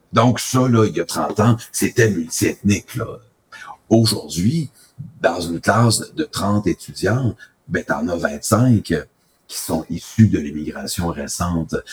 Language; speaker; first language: French; native; French